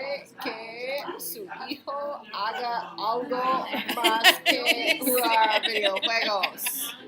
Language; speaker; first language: Spanish; non-native, learner; English